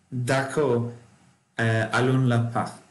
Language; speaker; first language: French; non-native, learner; Turkish